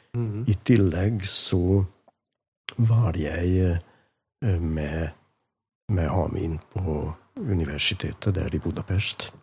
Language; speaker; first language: Norwegian; non-native, fluent; Hungarian